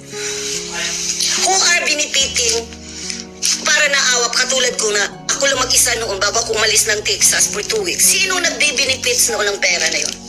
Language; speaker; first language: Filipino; non-native, local second language; Cebuano